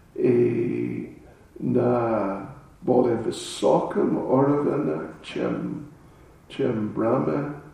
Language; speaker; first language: Russian; non-native, learner; English